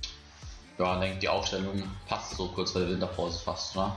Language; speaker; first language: German; native; German